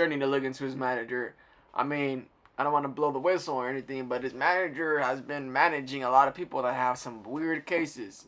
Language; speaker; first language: English; native; English